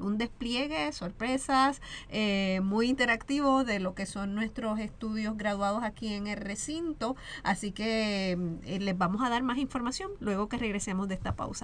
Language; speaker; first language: Spanish; native; Spanish